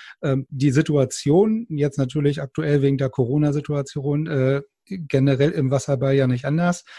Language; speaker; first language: German; native; German